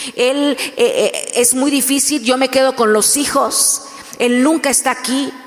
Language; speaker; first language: Spanish; native; Spanish